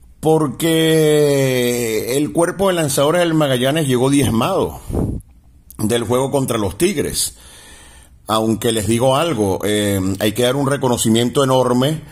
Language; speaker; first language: Spanish; native; Spanish